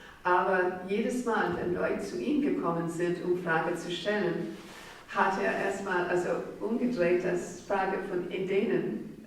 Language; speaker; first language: German; non-native, fluent; English